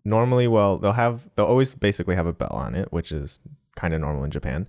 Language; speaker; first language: English; native; English